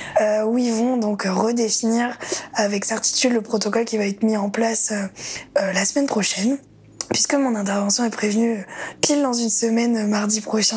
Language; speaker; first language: French; native; French